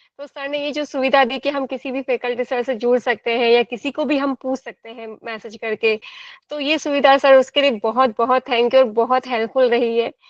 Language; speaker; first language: Hindi; native; Hindi